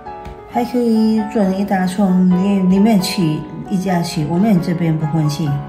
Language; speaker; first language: Chinese; native; Chinese